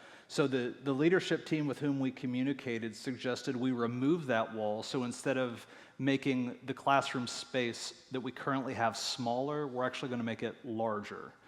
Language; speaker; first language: English; native; English